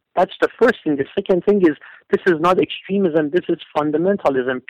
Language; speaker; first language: English; non-native, fluent; Persian